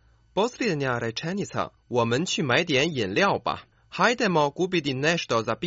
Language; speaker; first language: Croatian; non-native, fluent; Chinese